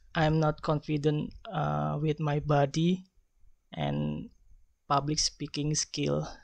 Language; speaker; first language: English; non-native, learner; Indonesian